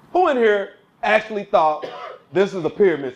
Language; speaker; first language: English; native; English